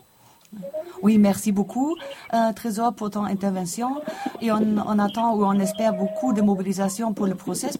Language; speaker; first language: French; non-native, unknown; German